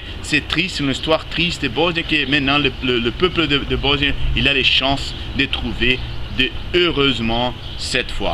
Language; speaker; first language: French; non-native, learner; Spanish